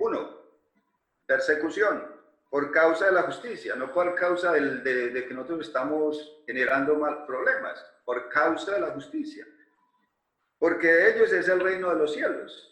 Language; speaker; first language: Spanish; native; Spanish